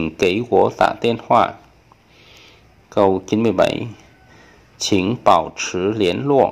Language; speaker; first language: Chinese; non-native, fluent; Vietnamese